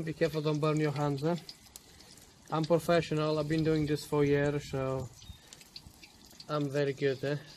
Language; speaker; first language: English; non-native, fluent; Portuguese